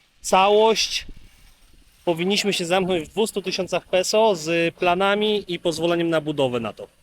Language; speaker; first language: Polish; native; Polish